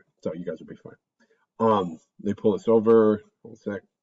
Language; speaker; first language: English; native; English